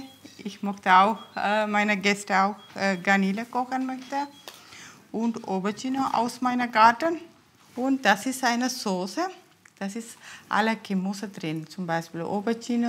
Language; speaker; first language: German; non-native, learner; Tamil